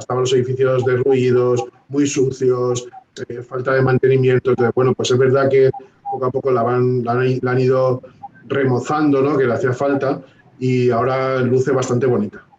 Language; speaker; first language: Spanish; native; Spanish